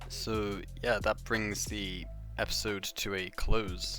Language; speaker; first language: English; native; English